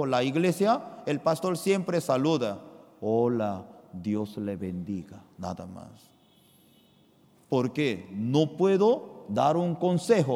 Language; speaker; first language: Spanish; non-native, fluent; Korean